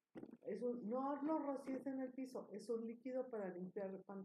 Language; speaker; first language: Spanish; native; Spanish